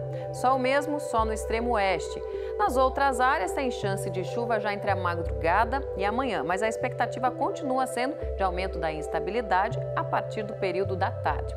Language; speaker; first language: Portuguese; native; Portuguese